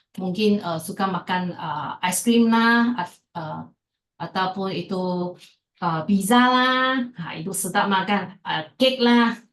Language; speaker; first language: Malay; non-native, local second language; Chinese